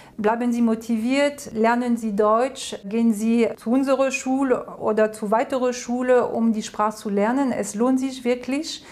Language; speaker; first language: German; non-native, fluent; French